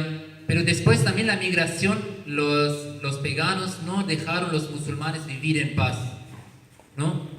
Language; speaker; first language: Spanish; non-native, learner; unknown